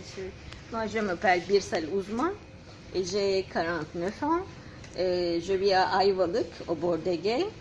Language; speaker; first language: French; non-native, fluent; Turkish